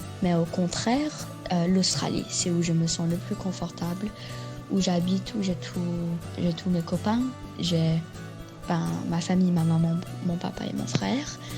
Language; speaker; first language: French; early bilingual, heritage; French